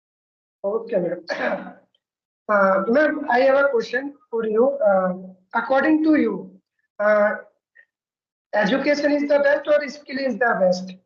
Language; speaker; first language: English; non-native, learner; Hindi